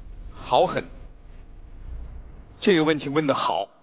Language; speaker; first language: Chinese; native; Chinese